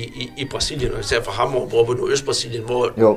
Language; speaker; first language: Danish; native; Danish